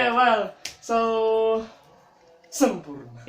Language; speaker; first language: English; non-native, fluent; Indonesian